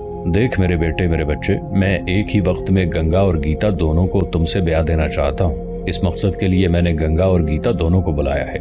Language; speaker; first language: Urdu; native; Urdu